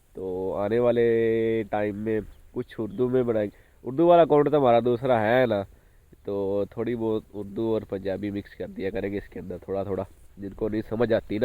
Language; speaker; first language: Urdu; non-native, local second language; Punjabi